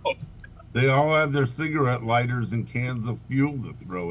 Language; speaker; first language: English; native; English